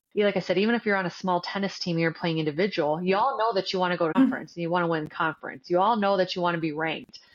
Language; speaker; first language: English; native; English